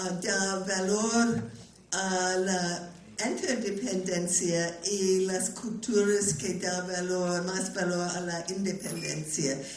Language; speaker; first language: Spanish; non-native, learner; English